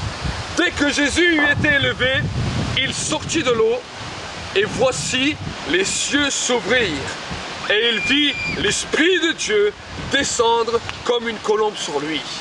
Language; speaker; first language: French; native; French